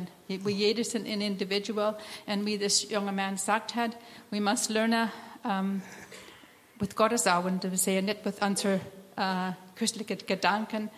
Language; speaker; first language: German; non-native, learner; English